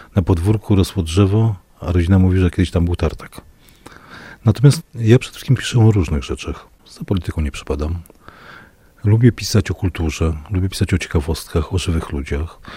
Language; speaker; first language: Polish; native; Polish